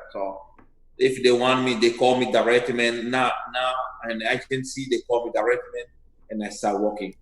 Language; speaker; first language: English; non-native, learner; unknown